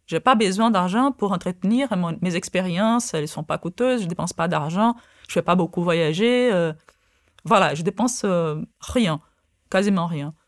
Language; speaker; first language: French; non-native, fluent; Portuguese